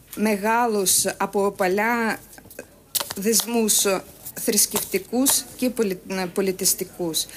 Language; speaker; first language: Greek; non-native, fluent; Ukrainian